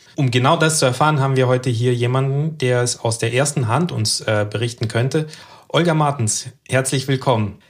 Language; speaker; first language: German; early bilingual, other home language; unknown